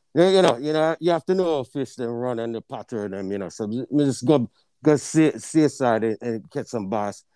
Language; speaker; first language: English; non-native, local second language; Jamaican Creole English